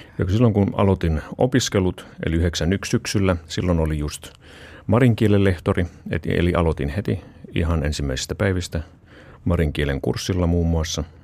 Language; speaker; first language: Finnish; native; Finnish